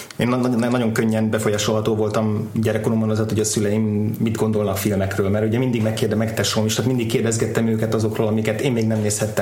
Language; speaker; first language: Hungarian; native; Hungarian